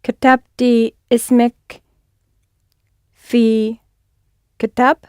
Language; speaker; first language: Arabic; non-native, learner; English